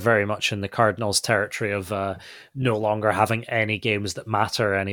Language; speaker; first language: English; native; English